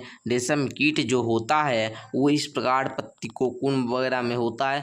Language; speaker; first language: Hindi; native; Hindi